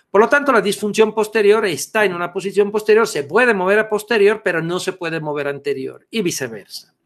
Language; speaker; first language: Spanish; non-native, fluent; Italian